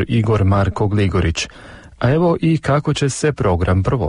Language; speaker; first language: Croatian; native; Croatian